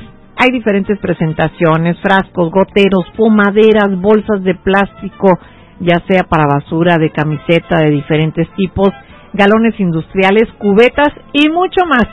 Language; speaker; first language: Spanish; native; Spanish